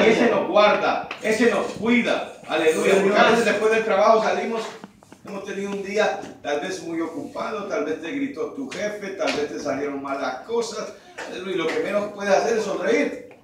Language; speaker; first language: Spanish; native; Spanish